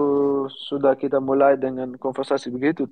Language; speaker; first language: Indonesian; non-native, learner; Dutch